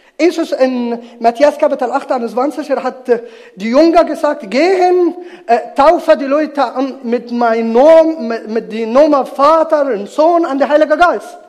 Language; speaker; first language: German; non-native, learner; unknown